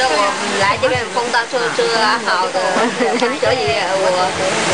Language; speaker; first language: Chinese; non-native, learner; Vietnamese